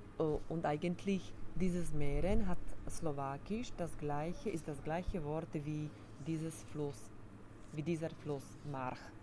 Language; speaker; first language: German; non-native, fluent; Slovak